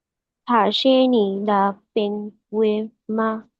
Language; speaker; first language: Chinese; non-native, learner; Bangla